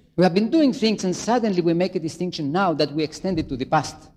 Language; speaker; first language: English; non-native, fluent; Spanish